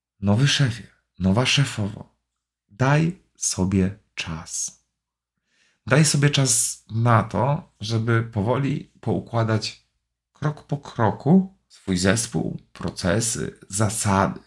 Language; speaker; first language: Polish; native; Polish